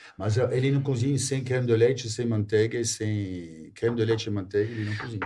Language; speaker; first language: Portuguese; non-native, fluent; French